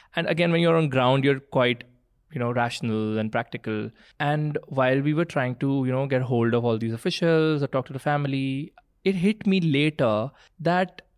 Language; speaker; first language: English; non-native, local second language; Punjabi